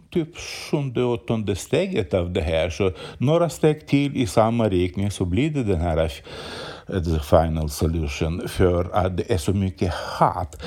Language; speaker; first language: Swedish; non-native, fluent; Ukrainian